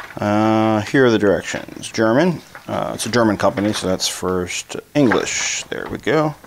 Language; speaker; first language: English; native; English